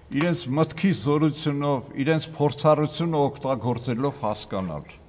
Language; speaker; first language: Armenian; native; Armenian